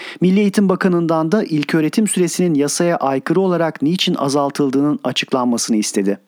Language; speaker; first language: Turkish; native; Turkish